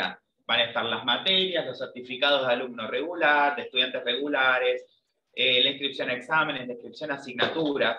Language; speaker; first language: Spanish; native; Spanish